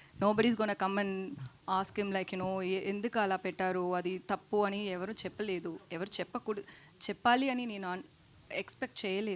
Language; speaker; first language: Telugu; non-native, local second language; Tamil